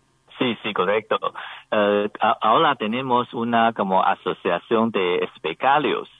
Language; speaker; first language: Spanish; non-native, learner; Chinese